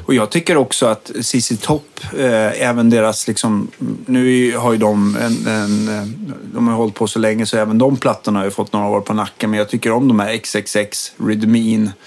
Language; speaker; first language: Swedish; native; Swedish